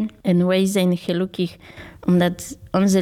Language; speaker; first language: Dutch; non-native, fluent; Polish